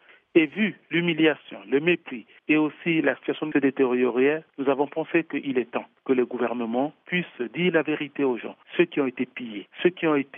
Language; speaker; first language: French; non-native, local second language; Sango